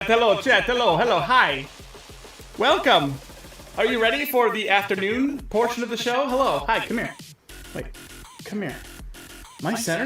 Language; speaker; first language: English; native; English